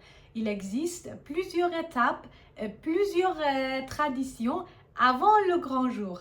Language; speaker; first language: French; non-native, fluent; Persian